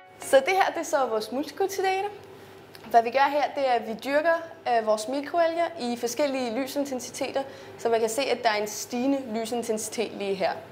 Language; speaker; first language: Danish; early bilingual, heritage; Danish